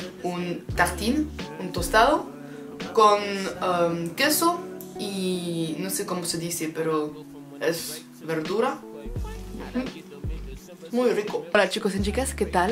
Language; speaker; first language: Spanish; non-native, learner; French